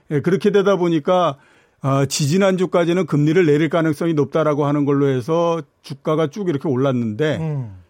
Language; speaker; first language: Korean; native; Korean